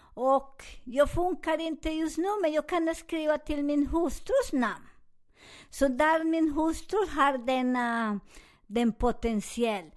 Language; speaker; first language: Swedish; non-native, learner; Spanish